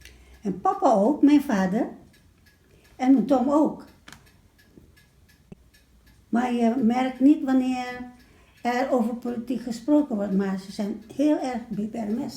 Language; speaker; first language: Dutch; early bilingual, other home language; Malay